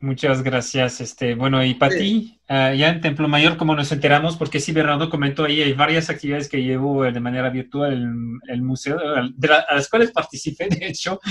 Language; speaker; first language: Spanish; native; Spanish